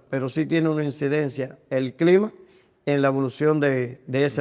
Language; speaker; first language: Spanish; native; Spanish